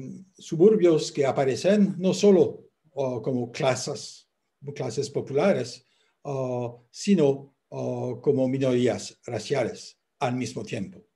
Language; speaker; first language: Spanish; non-native, fluent; French